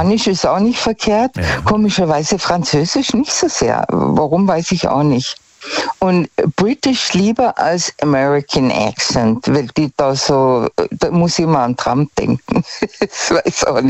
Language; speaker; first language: German; native; German